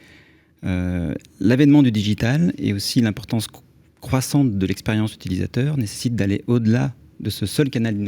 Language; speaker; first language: French; native; French